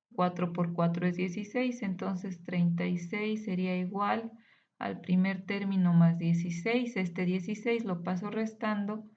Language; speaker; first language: Spanish; native; Spanish